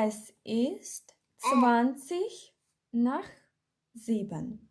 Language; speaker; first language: German; non-native, fluent; Ukrainian